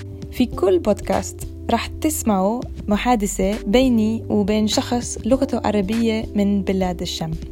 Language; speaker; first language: Arabic; non-native, fluent; English